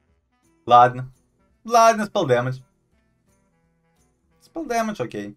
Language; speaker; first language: Russian; native; Russian